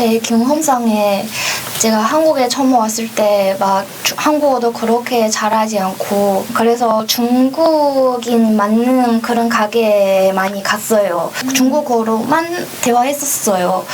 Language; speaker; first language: Korean; non-native, fluent; Chinese